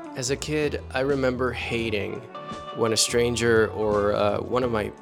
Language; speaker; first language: English; non-native, fluent; Spanish